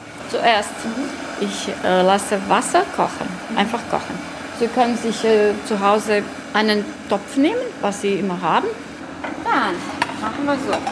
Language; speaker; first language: German; non-native, learner; Bosnian